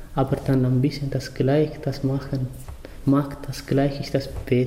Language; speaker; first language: German; non-native, learner; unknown